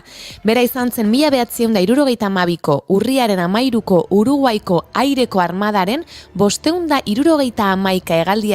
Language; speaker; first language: Basque; native; Basque